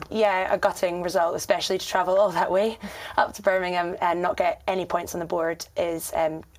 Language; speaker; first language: English; native; English